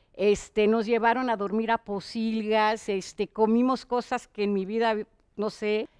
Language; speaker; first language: Spanish; non-native, fluent; Hebrew